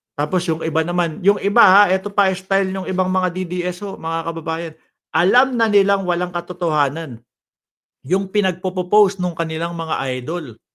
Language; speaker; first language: Filipino; native; Filipino